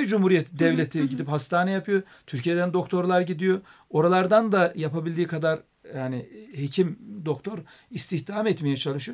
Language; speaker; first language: Turkish; native; Turkish